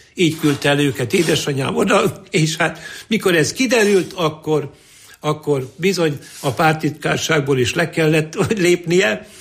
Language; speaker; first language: Hungarian; native; Hungarian